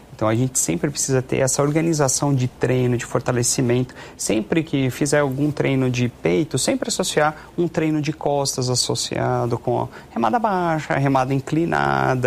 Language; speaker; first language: Portuguese; native; Portuguese